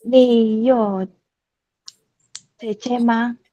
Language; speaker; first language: Chinese; non-native, learner; Filipino